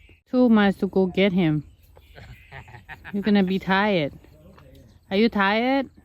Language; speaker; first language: English; non-native, learner; Thai